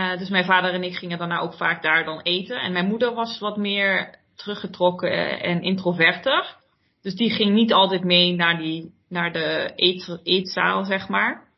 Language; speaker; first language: Dutch; early bilingual, heritage; Dutch